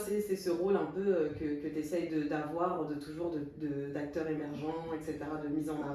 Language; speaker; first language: French; native; French